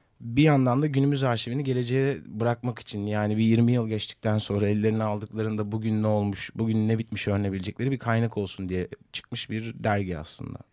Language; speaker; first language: Turkish; native; Turkish